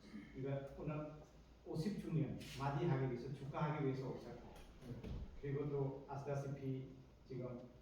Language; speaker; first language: Korean; non-native, fluent; Hindi